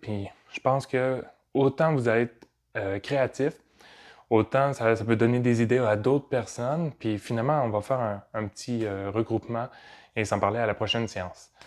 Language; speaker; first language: French; native; French